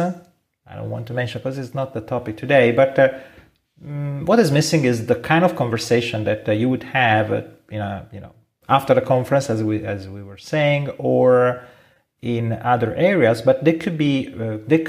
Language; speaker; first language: English; non-native, fluent; Italian